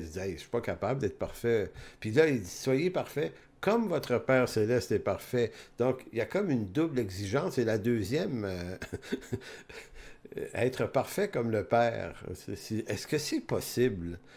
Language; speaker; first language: French; native; French